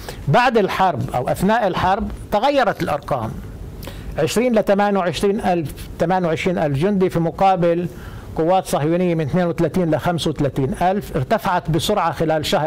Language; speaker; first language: Arabic; native; Arabic